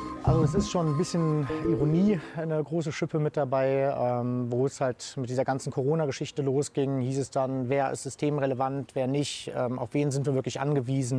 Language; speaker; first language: German; native; German